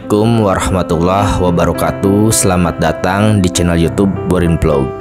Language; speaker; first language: Indonesian; native; Indonesian